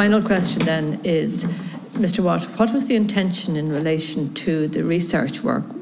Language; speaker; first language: English; native; English